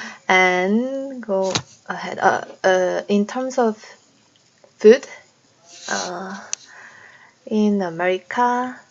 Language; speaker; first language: English; non-native, learner; Korean